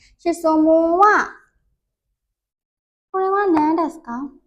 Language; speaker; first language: Japanese; non-native, learner; Burmese